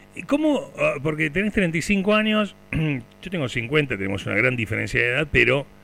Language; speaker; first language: Spanish; native; Spanish